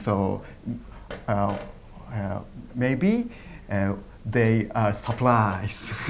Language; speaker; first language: English; non-native, learner; Japanese